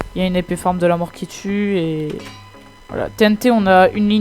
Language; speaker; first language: French; native; French